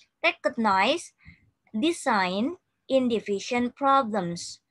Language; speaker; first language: English; non-native, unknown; Indonesian